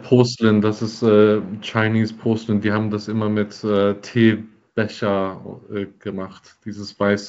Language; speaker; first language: German; non-native, fluent; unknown